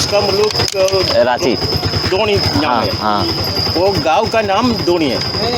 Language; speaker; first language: Hindi; non-native, learner; Tamil